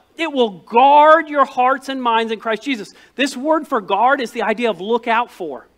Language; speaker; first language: English; native; English